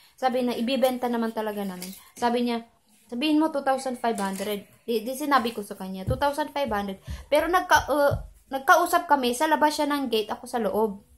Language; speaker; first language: Filipino; non-native, local second language; Cebuano